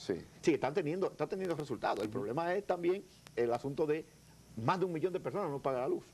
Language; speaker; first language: Spanish; native; Spanish